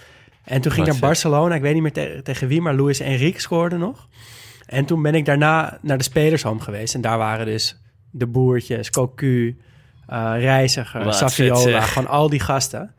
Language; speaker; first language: Dutch; native; Dutch